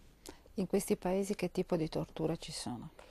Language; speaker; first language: Italian; native; Italian